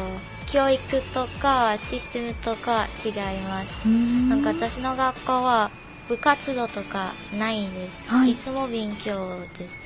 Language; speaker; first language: Japanese; non-native, learner; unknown